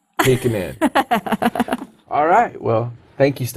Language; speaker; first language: English; native; English